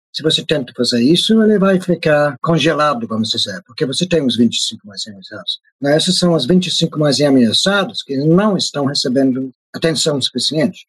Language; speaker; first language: Portuguese; non-native, fluent; English